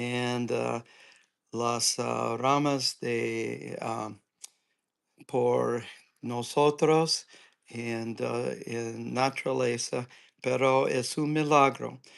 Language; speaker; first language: Spanish; non-native, learner; English